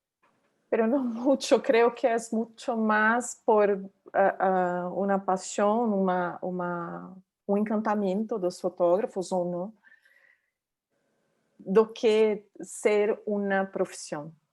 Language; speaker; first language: Spanish; non-native, learner; Portuguese